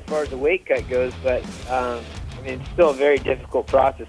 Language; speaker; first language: English; native; English